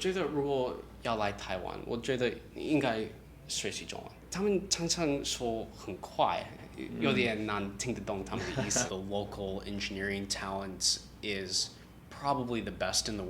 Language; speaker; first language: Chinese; non-native, learner; English